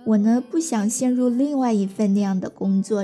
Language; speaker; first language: Chinese; native; Chinese